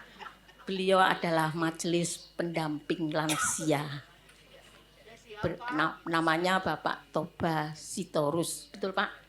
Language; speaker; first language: Indonesian; native; Indonesian